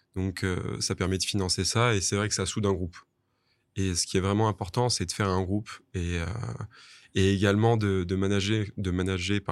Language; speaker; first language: French; native; French